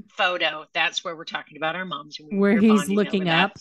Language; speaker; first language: English; native; English